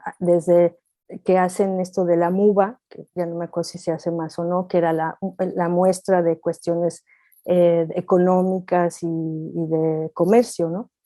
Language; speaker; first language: Spanish; native; Spanish